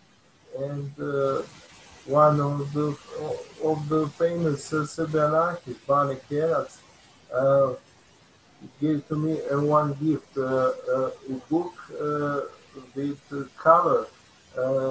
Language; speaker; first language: English; non-native, learner; Bosnian